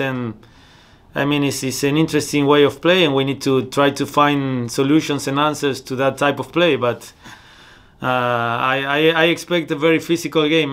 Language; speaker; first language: English; non-native, fluent; Spanish